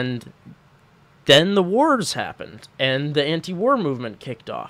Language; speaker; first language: English; native; English